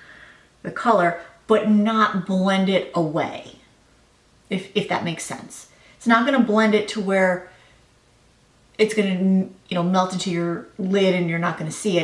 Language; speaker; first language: English; native; English